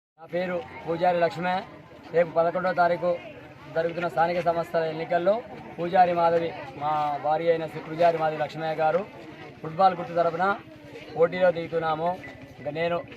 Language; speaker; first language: Telugu; native; Telugu